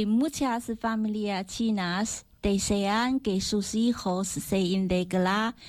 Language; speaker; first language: Spanish; non-native, learner; Chinese